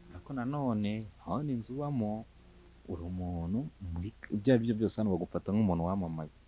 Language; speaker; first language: Kinyarwanda; native; Kinyarwanda